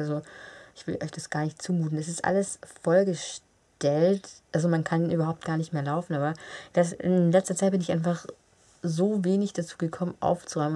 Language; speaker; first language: German; native; German